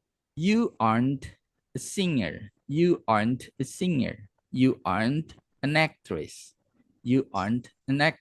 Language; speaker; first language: English; non-native, fluent; Indonesian